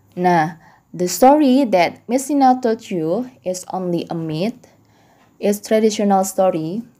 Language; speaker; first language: English; non-native, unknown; Indonesian